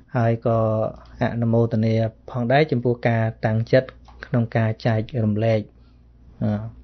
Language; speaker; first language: Khmer; native; Khmer